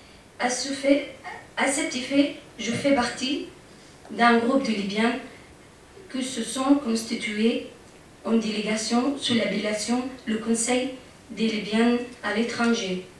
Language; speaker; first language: French; non-native, fluent; Arabic